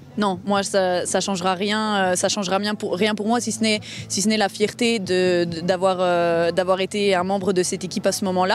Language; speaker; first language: French; native; French